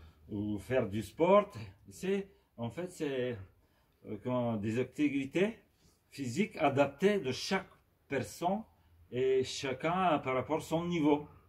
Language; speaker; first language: French; non-native, fluent; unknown